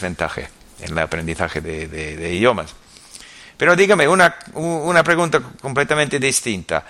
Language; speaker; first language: Spanish; non-native, fluent; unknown